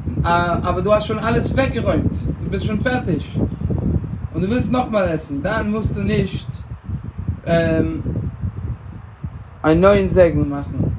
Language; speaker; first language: German; non-native, fluent; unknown